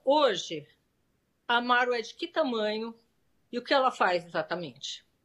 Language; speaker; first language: Portuguese; native; Portuguese